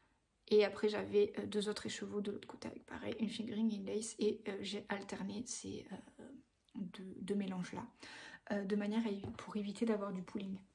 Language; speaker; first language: French; native; French